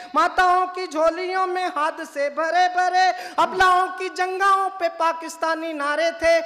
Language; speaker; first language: Hindi; native; Hindi